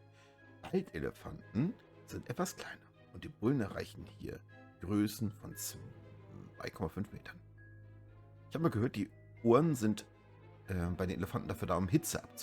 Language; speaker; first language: German; native; German